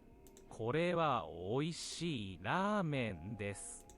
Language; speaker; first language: Japanese; non-native, learner; English